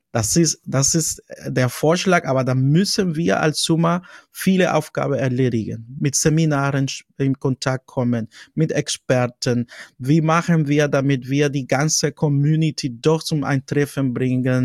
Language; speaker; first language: German; non-native, fluent; Spanish